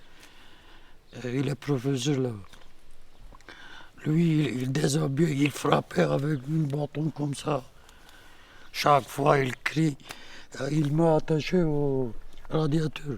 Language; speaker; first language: French; non-native, learner; Kurdish